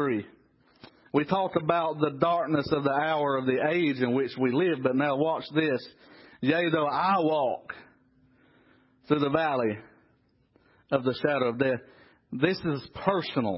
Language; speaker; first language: English; native; English